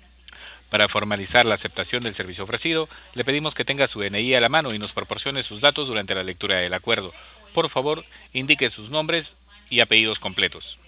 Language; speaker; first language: Spanish; native; Spanish